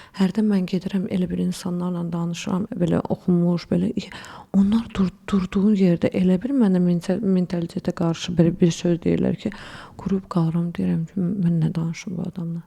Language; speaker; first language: Azerbaijani; early bilingual, heritage; Azerbaijani